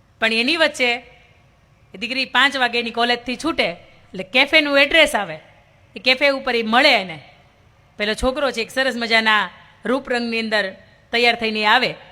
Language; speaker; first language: Gujarati; native; Gujarati